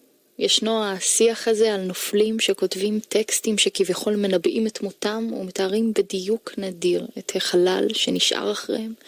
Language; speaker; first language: Hebrew; native; Hebrew